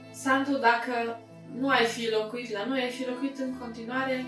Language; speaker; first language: Romanian; native; Romanian